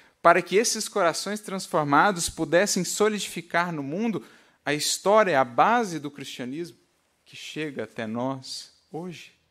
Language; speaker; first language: Portuguese; native; Portuguese